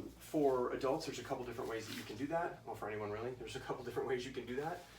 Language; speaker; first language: English; native; English